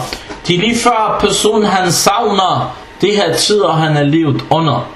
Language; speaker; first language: Danish; non-native, fluent; Arabic